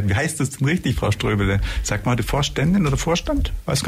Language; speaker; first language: German; native; German